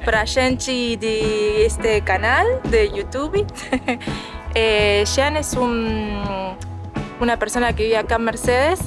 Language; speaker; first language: Spanish; native; Spanish